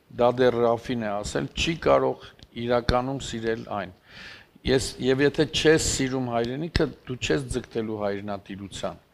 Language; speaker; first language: Armenian; native; Armenian